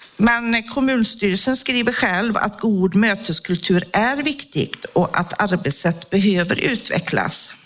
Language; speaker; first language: Swedish; native; Swedish